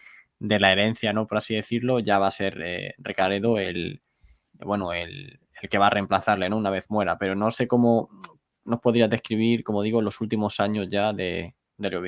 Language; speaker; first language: Spanish; native; Spanish